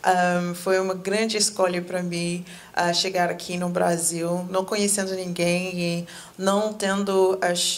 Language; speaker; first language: Portuguese; non-native, fluent; English